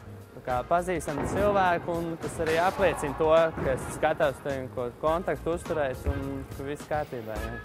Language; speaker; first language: Latvian; native; Latvian